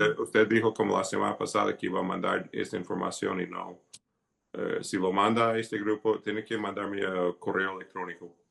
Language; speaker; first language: Spanish; non-native, fluent; English